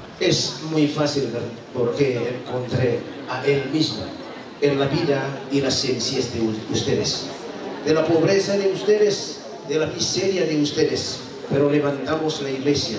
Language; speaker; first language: Spanish; non-native, fluent; Indonesian